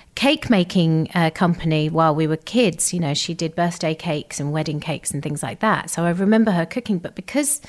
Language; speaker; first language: English; native; English